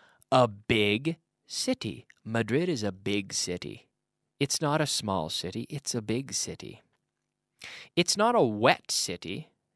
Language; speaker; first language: English; native; English